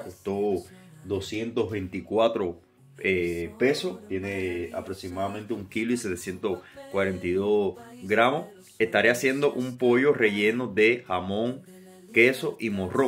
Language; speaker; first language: Spanish; native; Spanish